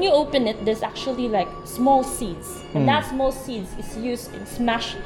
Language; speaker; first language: English; non-native, local second language; Filipino